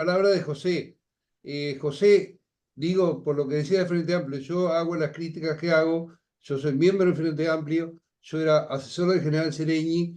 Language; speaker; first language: Spanish; native; Spanish